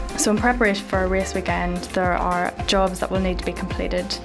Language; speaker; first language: English; native; English